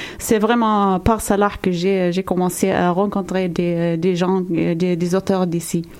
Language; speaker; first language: French; non-native, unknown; Arabic